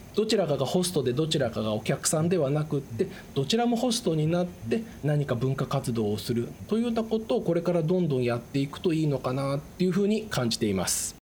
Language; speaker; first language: Japanese; early bilingual, other home language; Chinese